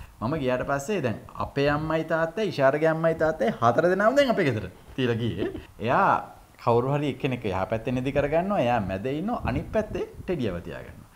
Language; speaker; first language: Sinhala; native; Sinhala